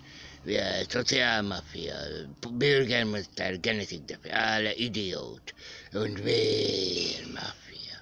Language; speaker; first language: German; non-native, learner; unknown